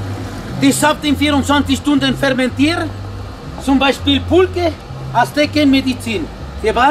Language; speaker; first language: German; non-native, learner; Spanish